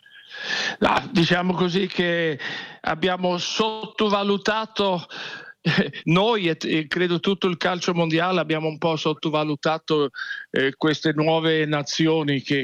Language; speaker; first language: Italian; non-native, fluent; Swedish